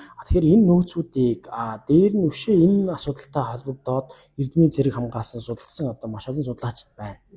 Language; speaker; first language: Mongolian; non-native, local second language; Kazakh